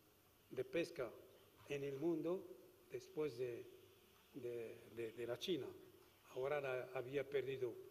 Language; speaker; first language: Spanish; non-native, fluent; Arabic